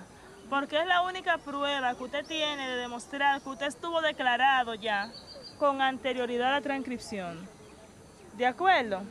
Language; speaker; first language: Spanish; native; Spanish